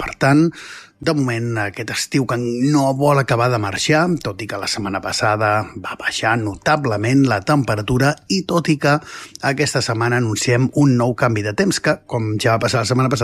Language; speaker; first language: Catalan; native; Catalan